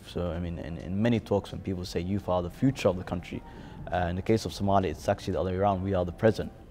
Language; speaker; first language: English; native; English